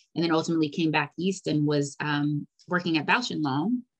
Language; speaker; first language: English; native; English